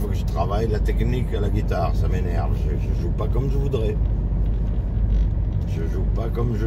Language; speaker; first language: French; native; French